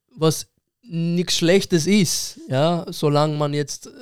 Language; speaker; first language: German; early bilingual, other home language; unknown